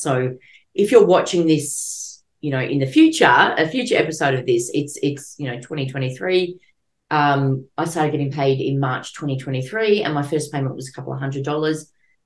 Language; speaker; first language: English; native; English